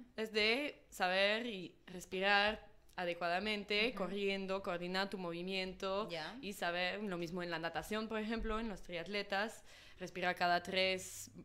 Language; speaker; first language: Spanish; non-native, fluent; English